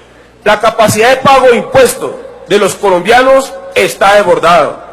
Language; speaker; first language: Spanish; native; Spanish